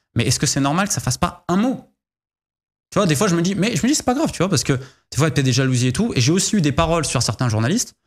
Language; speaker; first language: French; native; French